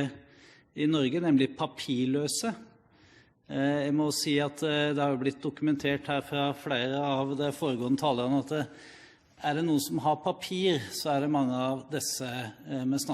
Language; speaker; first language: Norwegian; native; Norwegian